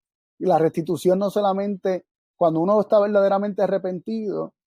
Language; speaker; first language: Spanish; native; Spanish